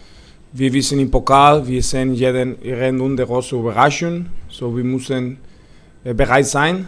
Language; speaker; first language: German; non-native, learner; Spanish